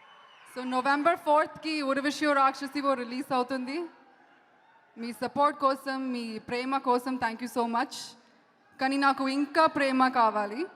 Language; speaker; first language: Telugu; non-native, fluent; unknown